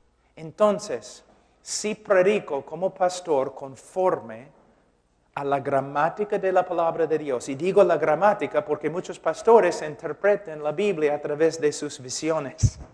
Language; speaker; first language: Spanish; non-native, fluent; English